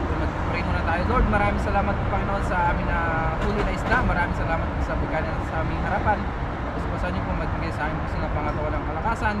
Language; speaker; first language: Filipino; non-native, local second language; Pampanga